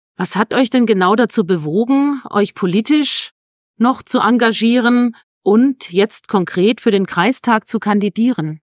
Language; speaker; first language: German; native; German